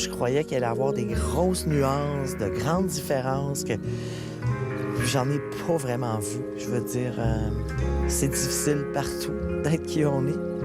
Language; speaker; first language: French; native; French